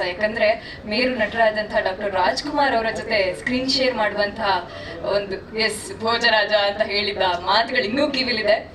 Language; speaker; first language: Kannada; native; Kannada